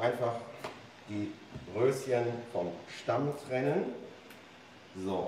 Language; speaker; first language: German; native; German